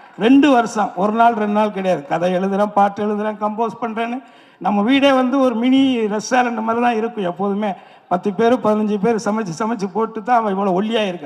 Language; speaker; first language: Tamil; native; Tamil